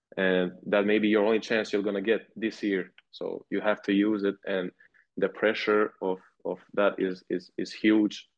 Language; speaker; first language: English; non-native, fluent; Serbian